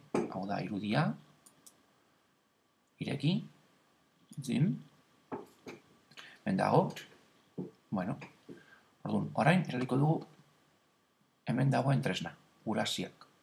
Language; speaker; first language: Basque; non-native, local second language; Spanish